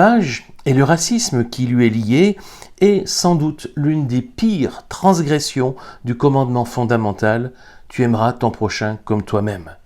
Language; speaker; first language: French; native; French